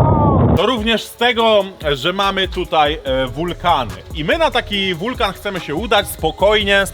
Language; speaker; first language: Polish; native; Polish